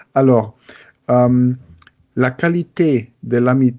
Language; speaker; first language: French; non-native, learner; German